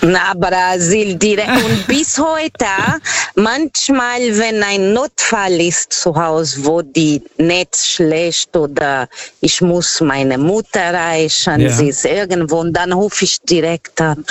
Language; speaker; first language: German; non-native, fluent; Portuguese